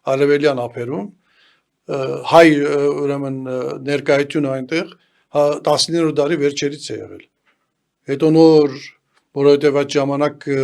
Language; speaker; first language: Armenian; early bilingual, heritage; Armenian